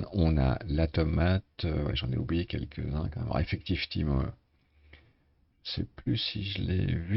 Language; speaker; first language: French; native; French